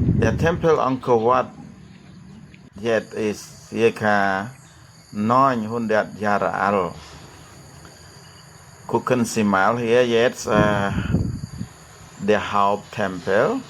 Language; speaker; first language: German; non-native, learner; Khmer